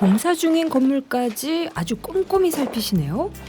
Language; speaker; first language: Korean; native; Korean